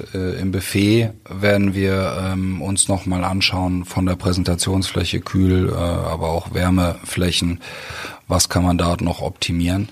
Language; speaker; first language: German; native; German